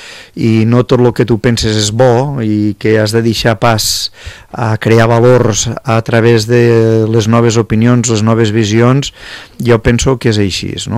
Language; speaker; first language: Catalan; native; Catalan